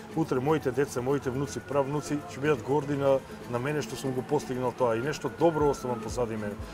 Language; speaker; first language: Macedonian; native; Macedonian